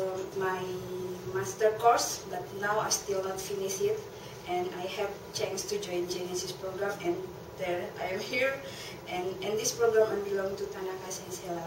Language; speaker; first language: English; non-native, learner; Indonesian